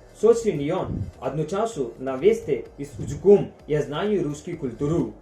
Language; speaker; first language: Russian; non-native, learner; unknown